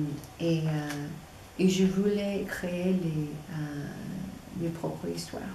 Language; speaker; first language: French; non-native, fluent; English